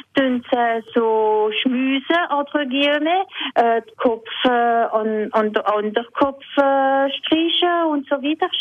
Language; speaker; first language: German; non-native, local second language; French